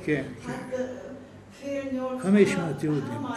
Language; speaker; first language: Hebrew; non-native, fluent; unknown